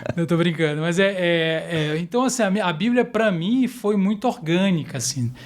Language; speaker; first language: Portuguese; native; Portuguese